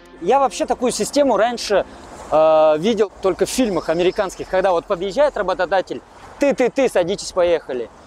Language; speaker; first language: Russian; native; Russian